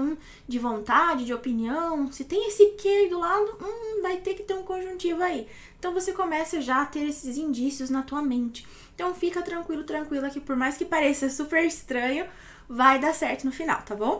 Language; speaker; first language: Portuguese; native; Portuguese